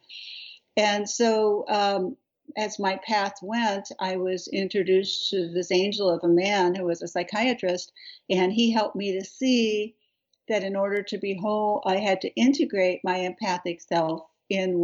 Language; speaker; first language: English; native; English